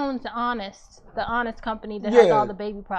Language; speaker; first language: English; native; English